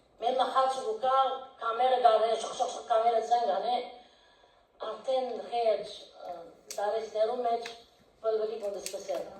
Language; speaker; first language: Armenian; early bilingual, heritage; Armenian